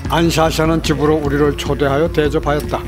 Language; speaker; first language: Korean; native; Korean